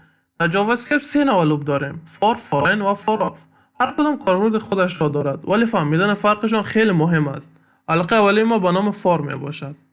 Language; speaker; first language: Persian; native; Persian